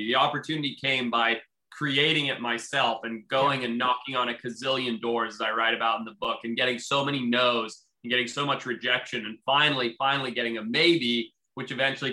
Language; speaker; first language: English; native; English